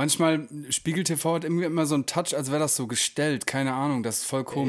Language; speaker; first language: German; native; German